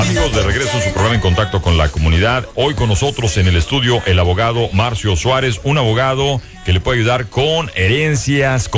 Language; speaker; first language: Spanish; native; Spanish